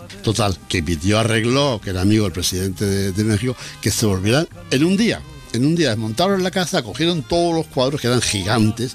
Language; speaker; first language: Spanish; native; Spanish